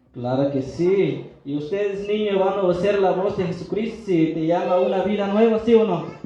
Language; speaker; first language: Spanish; non-native, local second language; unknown